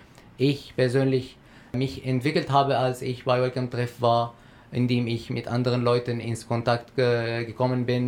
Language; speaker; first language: German; non-native, fluent; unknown